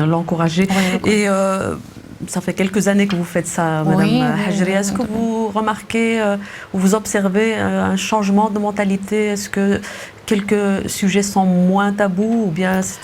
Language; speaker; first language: French; native; French